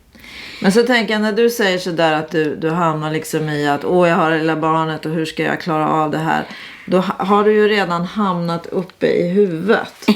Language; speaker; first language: Swedish; native; Swedish